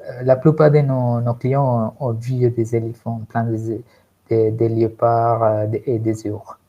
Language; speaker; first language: French; non-native, fluent; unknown